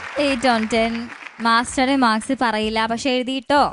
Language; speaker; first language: Malayalam; native; Malayalam